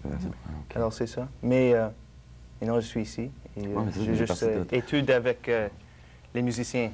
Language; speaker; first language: French; non-native, local second language; English